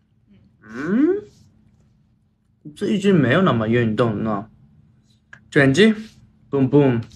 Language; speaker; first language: Chinese; non-native, learner; Japanese